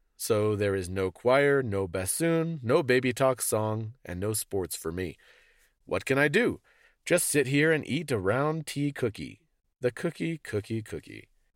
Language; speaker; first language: English; native; English